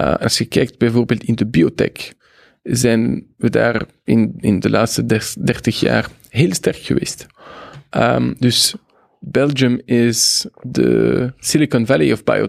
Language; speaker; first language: Dutch; non-native, local second language; French